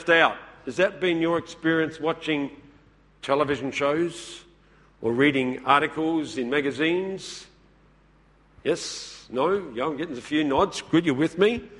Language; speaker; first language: English; native; English